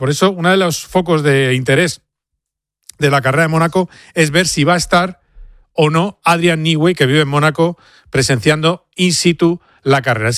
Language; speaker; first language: Spanish; native; Spanish